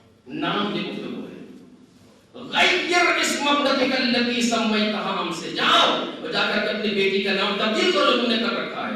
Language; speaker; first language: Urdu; native; Urdu